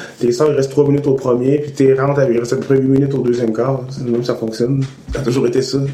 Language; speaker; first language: French; native; French